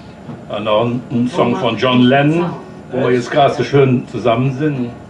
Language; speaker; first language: German; native; German